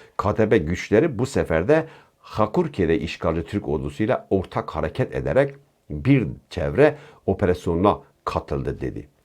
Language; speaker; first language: Turkish; non-native, local second language; Kurdish